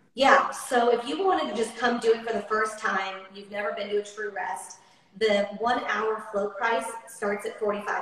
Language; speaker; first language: English; native; English